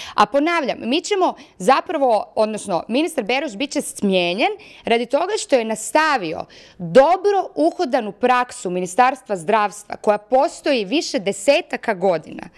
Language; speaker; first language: Croatian; native; Croatian